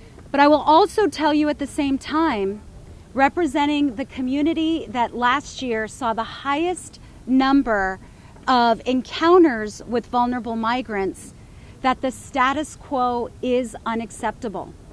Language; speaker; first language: English; native; English